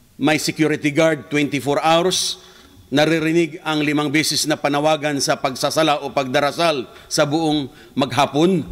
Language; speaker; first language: Filipino; non-native, local second language; Hiligaynon